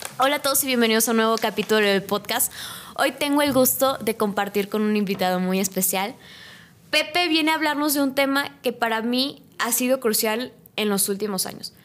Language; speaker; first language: Spanish; native; Spanish